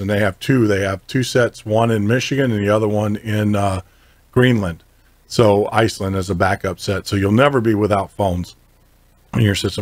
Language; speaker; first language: English; native; English